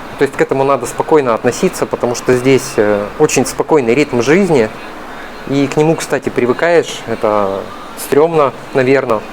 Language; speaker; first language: Russian; native; Russian